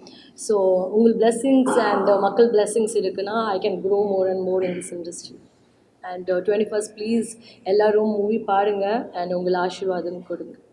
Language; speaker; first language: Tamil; non-native, learner; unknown